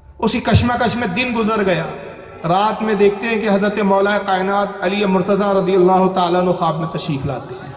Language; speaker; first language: Urdu; native; Urdu